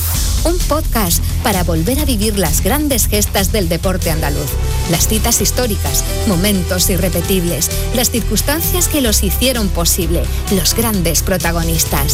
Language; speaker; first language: Spanish; native; Spanish